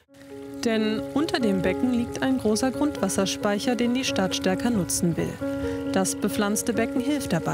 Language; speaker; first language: German; native; German